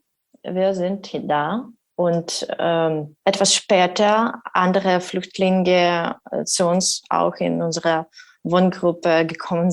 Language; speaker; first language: German; non-native, learner; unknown